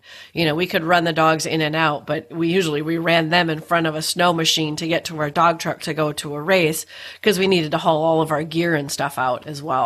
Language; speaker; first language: English; native; English